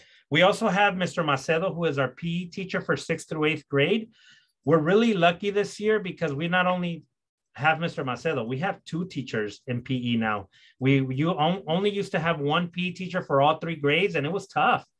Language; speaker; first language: English; early bilingual, other home language; Spanish